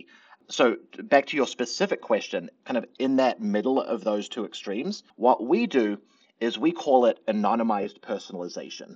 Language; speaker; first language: English; native; English